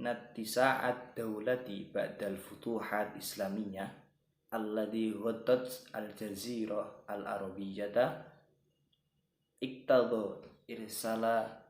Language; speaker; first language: Arabic; non-native, learner; Indonesian